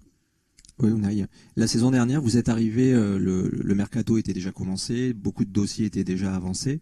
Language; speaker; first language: French; native; French